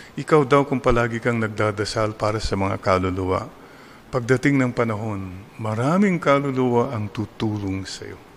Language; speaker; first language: Filipino; non-native, local second language; Iloko